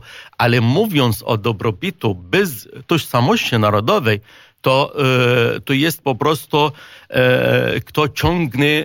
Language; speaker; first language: Polish; non-native, fluent; Arabic